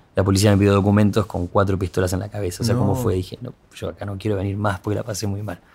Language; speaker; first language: Spanish; native; Spanish